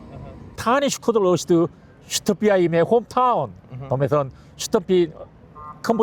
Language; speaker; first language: Albanian; non-native, learner; Korean